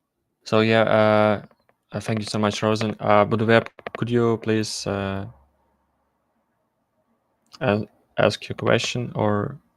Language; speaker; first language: English; non-native, learner; Russian